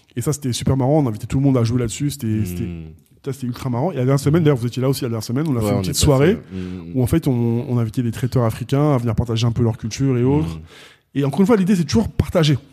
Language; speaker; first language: French; native; French